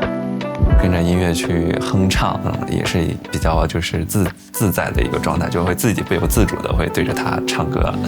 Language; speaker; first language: Chinese; native; Chinese